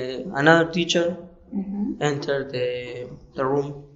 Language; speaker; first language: English; non-native, learner; Spanish